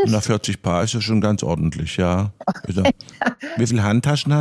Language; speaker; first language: German; native; German